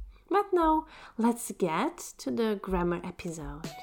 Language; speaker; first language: English; non-native, fluent; Czech